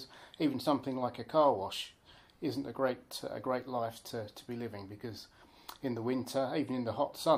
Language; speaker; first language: English; native; English